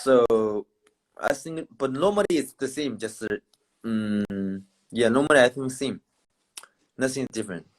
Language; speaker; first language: English; non-native, learner; Chinese